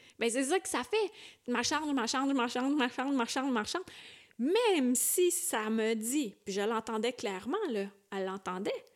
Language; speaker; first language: French; native; French